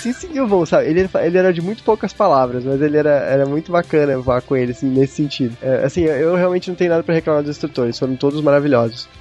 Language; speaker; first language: Portuguese; native; Portuguese